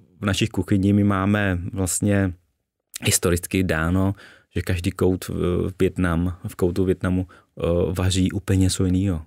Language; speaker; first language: Czech; early bilingual, other home language; Vietnamese